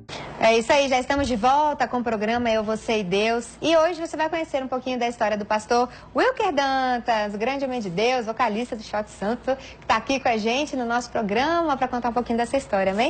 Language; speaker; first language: Portuguese; native; Portuguese